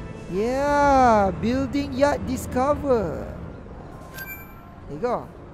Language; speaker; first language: English; non-native, local second language; Malay